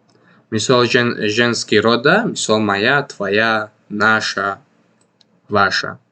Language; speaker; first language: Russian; non-native, fluent; Tajik